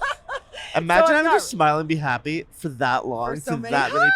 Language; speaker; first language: English; native; English